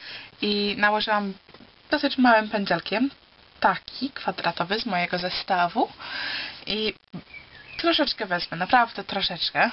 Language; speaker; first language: Polish; early bilingual, heritage; Polish